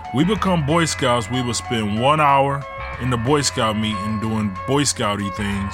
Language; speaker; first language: English; native; English